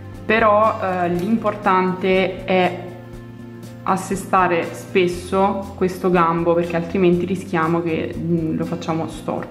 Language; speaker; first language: Italian; native; Italian